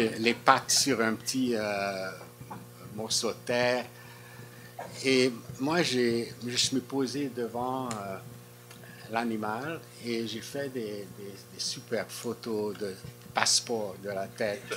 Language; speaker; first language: French; non-native, fluent; Hungarian